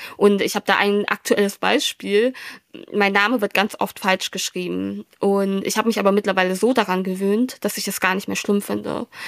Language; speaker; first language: German; early bilingual, other home language; Vietnamese